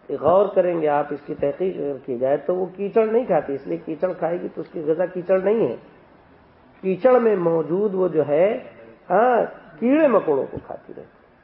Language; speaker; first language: Urdu; native; Urdu